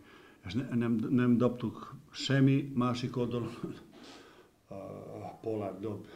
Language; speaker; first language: Hungarian; non-native, learner; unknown